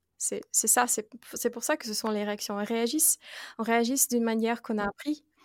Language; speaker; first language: French; non-native, fluent; Russian